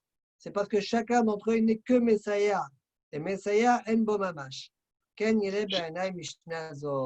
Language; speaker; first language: French; native; French